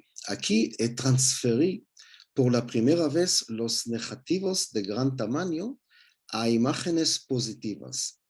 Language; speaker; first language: Spanish; non-native, learner; Hebrew